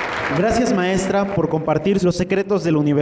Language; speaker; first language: Spanish; native; Spanish